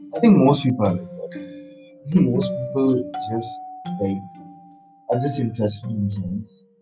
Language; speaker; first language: English; non-native, local second language; Malayalam